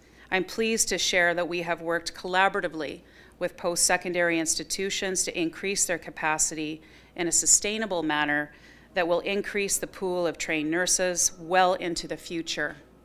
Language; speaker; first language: English; native; English